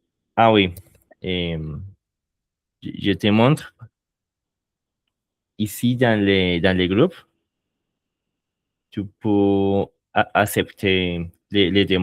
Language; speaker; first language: French; non-native, learner; Spanish